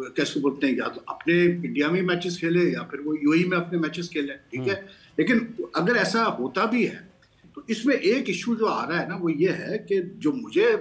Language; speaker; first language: Urdu; non-native, local second language; Punjabi